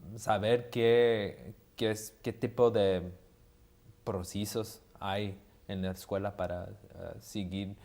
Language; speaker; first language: Spanish; early bilingual, heritage; Spanish